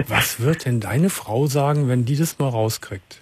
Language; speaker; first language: German; native; German